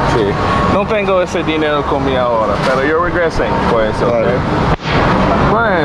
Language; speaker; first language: Spanish; non-native, learner; English